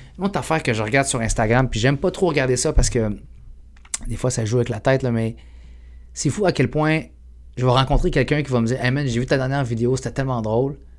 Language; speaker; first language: French; early bilingual, other home language; Arabic